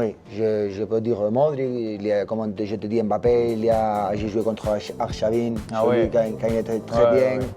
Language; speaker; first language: French; non-native, learner; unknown